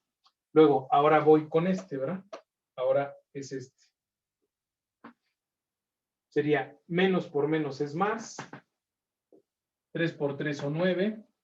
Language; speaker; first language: Spanish; native; Spanish